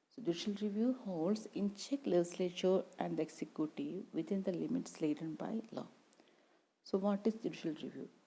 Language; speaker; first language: English; non-native, local second language; Malayalam